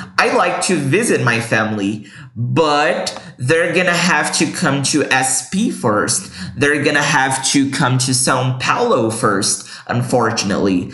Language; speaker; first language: English; non-native, fluent; Portuguese